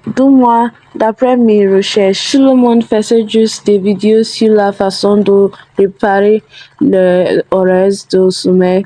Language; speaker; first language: French; non-native, learner; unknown